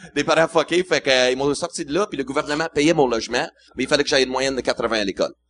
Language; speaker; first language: French; non-native, local second language; English